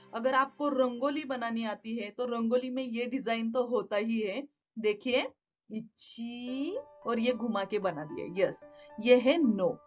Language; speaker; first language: Hindi; non-native, local second language; Marathi